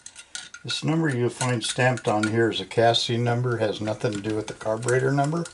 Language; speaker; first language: English; native; English